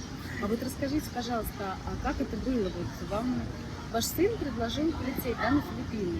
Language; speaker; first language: Russian; native; Russian